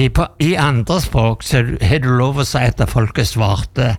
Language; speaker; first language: Norwegian; non-native, learner; Spanish